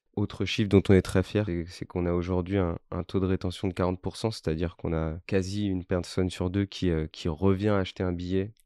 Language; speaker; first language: French; native; French